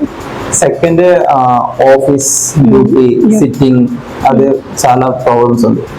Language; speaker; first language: Telugu; non-native, learner; Malayalam